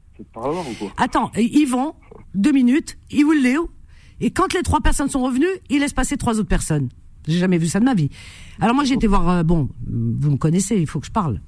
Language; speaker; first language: French; native; French